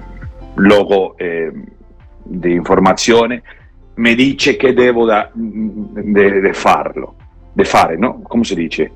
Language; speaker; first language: Italian; non-native, fluent; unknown